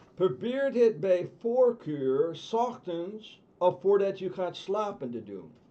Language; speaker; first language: Dutch; non-native, fluent; English